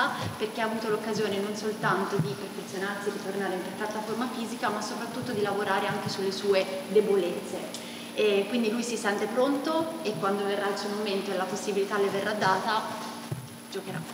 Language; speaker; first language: Italian; native; Italian